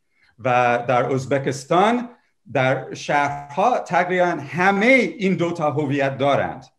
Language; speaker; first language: Persian; non-native, fluent; English